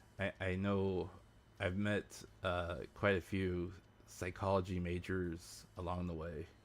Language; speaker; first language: English; native; English